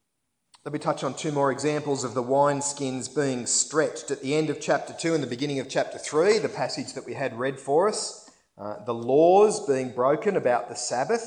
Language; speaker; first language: English; native; English